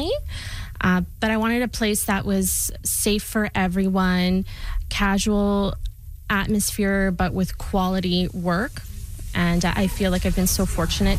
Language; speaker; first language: English; native; English